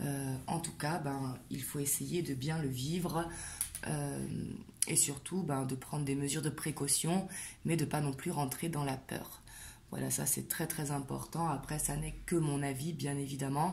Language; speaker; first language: French; native; French